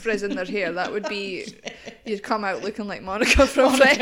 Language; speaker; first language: English; native; English